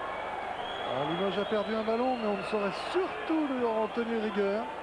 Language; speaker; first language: French; native; French